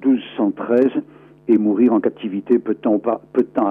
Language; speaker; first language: French; native; French